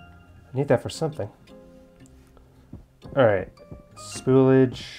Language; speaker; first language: English; native; English